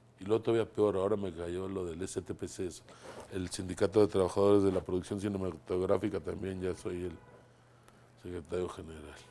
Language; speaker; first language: Spanish; native; Spanish